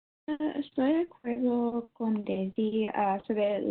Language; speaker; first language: Spanish; non-native, learner; English